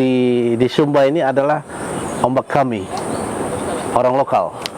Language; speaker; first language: Indonesian; non-native, local second language; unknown